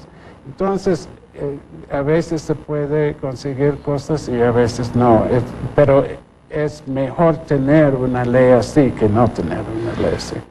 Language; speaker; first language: Spanish; non-native, fluent; English